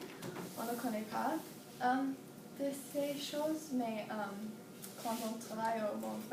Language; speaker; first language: French; non-native, learner; English